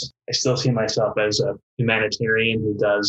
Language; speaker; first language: English; native; English